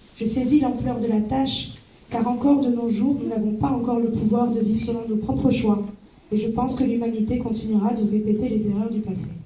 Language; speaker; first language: French; early bilingual, other home language; Arabic